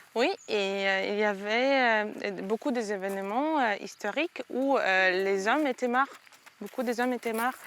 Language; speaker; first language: French; non-native, fluent; Ukrainian